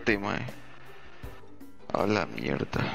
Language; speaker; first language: Spanish; native; Spanish